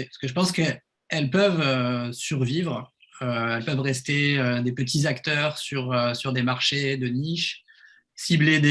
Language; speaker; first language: French; native; French